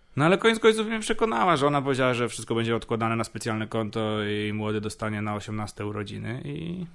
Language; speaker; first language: Polish; native; Polish